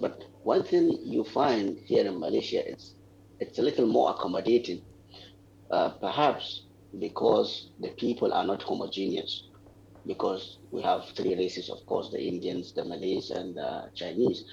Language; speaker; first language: English; non-native, local second language; Hausa